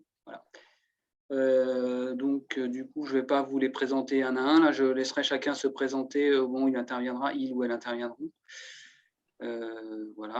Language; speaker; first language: French; native; French